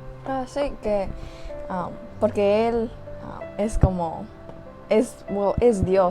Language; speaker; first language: Spanish; early bilingual, heritage; English